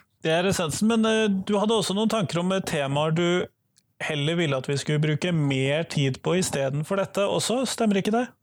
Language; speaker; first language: Norwegian; native; Norwegian